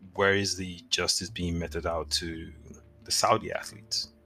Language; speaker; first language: English; non-native, local second language; Yoruba